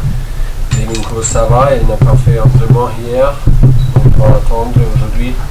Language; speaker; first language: French; non-native, learner; German